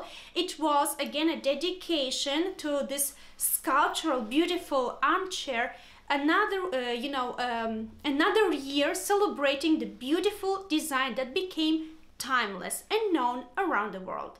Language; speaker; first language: English; non-native, fluent; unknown